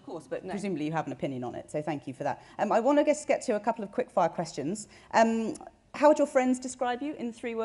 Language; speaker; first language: English; native; English